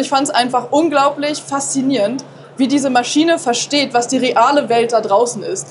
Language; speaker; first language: German; native; German